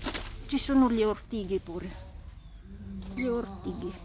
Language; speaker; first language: Italian; non-native, fluent; Cebuano